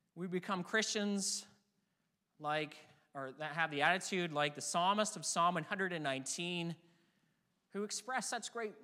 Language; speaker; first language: English; native; English